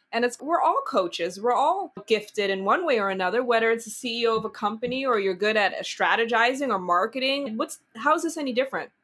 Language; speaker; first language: English; early bilingual, other home language; Dutch